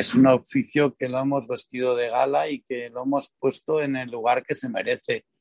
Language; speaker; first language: Spanish; native; Spanish